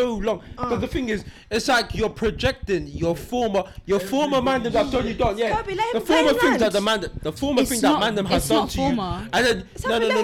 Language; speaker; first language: English; native; English